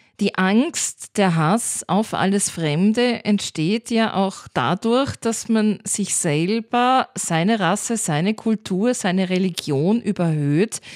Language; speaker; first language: German; native; German